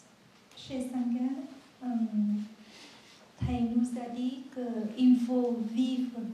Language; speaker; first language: French; non-native, learner; Vietnamese